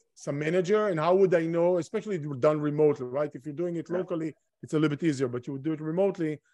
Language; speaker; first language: English; non-native, fluent; Hebrew